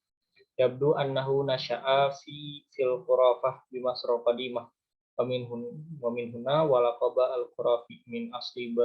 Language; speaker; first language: Arabic; non-native, learner; Indonesian